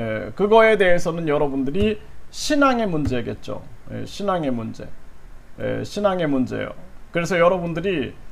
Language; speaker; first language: Korean; native; Korean